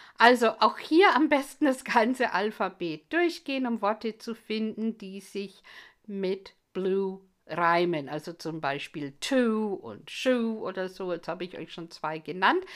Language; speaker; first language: German; non-native, fluent; English